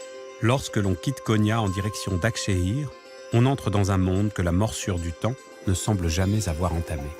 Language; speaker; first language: French; native; French